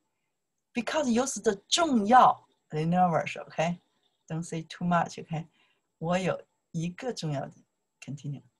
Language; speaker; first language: English; non-native, learner; Chinese